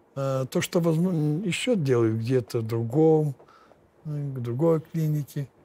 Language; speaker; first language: Russian; non-native, fluent; Lithuanian